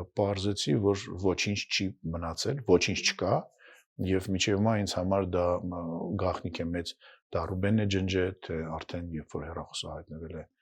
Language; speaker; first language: Armenian; non-native, fluent; Russian